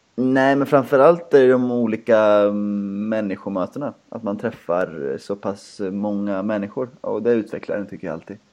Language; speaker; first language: Swedish; native; Swedish